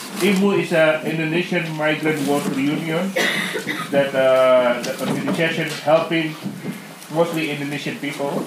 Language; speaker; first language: English; non-native, learner; Indonesian